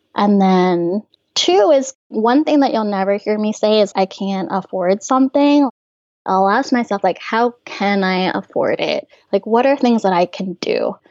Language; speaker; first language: English; native; English